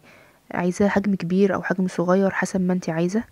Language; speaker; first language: Arabic; native; Arabic